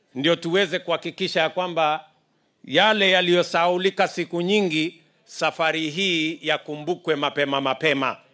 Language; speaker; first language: Swahili; non-native, local second language; Kalenjin